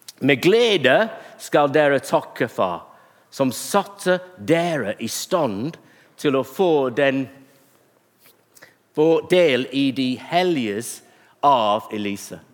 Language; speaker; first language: Norwegian; non-native, fluent; English